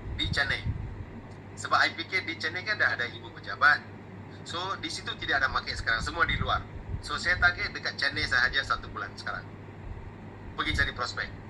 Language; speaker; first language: Malay; non-native, local second language; Tamil